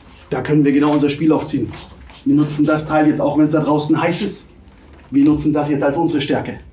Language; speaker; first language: German; native; German